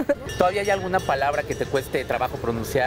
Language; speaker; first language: Spanish; native; Spanish